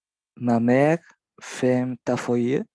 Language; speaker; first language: French; non-native, learner; Spanish